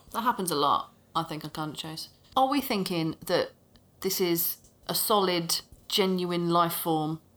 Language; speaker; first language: English; native; English